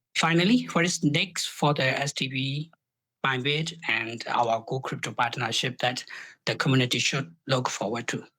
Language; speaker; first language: English; non-native, fluent; Burmese